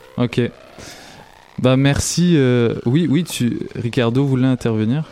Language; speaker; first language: French; native; French